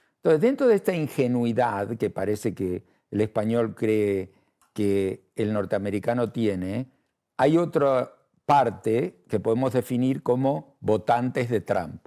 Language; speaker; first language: Spanish; native; Spanish